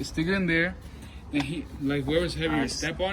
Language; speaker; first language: English; native; English